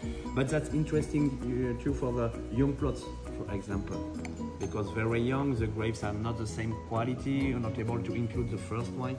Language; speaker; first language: English; non-native, fluent; French